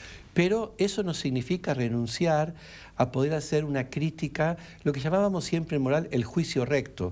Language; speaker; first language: Spanish; native; Spanish